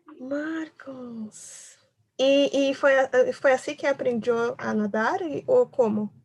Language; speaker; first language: Spanish; non-native, learner; Portuguese